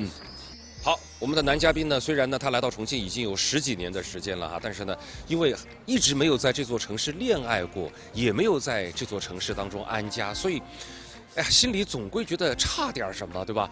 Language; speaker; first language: Chinese; native; Chinese